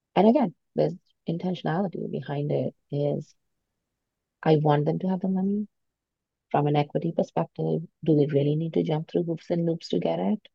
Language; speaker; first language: English; non-native, local second language; Hindi